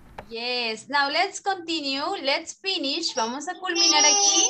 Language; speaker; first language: English; non-native, learner; Spanish